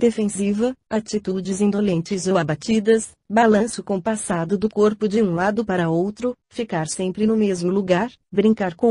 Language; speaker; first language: Portuguese; native; Portuguese